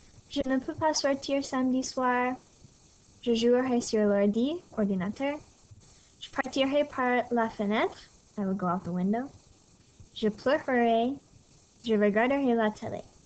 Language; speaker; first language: French; non-native, fluent; English